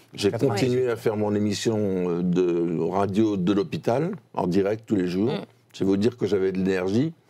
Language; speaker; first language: French; native; French